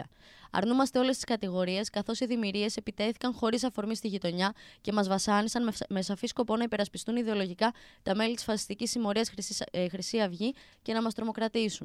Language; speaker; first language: Greek; native; Greek